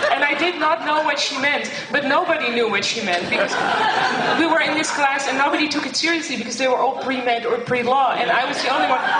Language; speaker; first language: English; non-native, fluent; Dutch